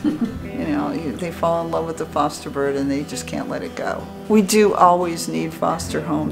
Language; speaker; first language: English; native; English